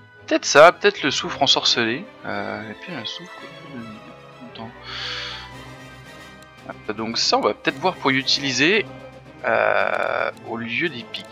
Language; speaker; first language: French; native; French